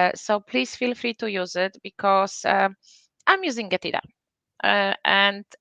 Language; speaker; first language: English; non-native, fluent; Polish